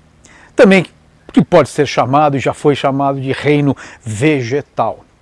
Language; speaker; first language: Portuguese; native; Portuguese